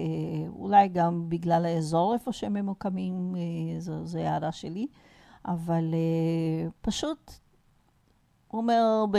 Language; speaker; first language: Hebrew; non-native, fluent; Portuguese